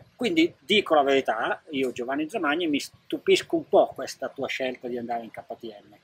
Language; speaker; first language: Italian; native; Italian